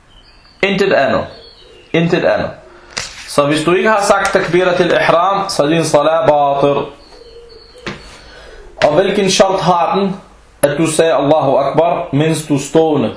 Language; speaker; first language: Danish; non-native, fluent; Arabic